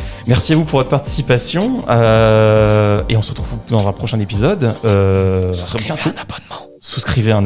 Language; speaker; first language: French; native; French